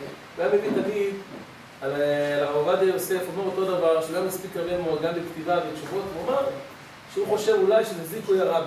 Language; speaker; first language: Hebrew; native; Hebrew